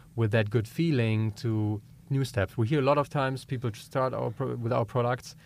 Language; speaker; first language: English; non-native, fluent; German